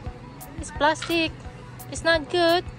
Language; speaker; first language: English; non-native, learner; Indonesian